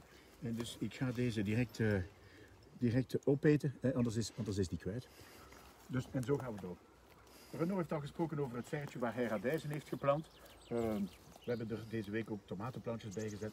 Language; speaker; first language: Dutch; native; Dutch